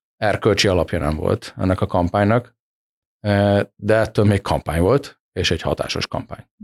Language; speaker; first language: Hungarian; native; Hungarian